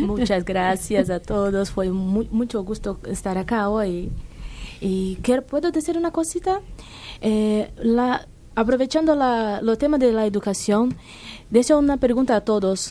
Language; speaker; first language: Spanish; non-native, fluent; Portuguese